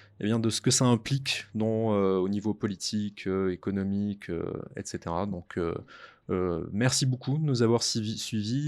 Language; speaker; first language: French; native; French